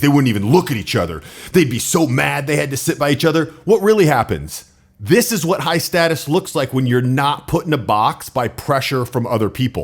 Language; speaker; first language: English; native; English